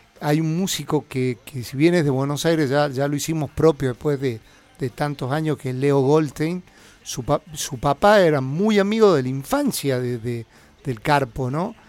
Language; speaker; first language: Spanish; native; Spanish